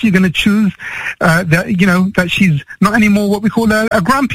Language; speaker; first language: English; native; English